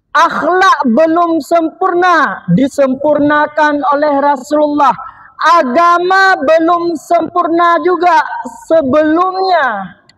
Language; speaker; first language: Malay; non-native, local second language; Achinese